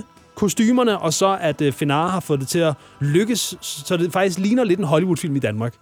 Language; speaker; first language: Danish; native; Danish